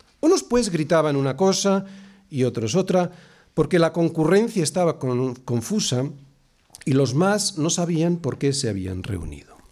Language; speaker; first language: Spanish; native; Spanish